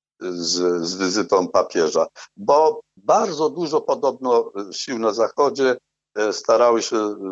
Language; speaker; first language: Polish; non-native, fluent; Arabic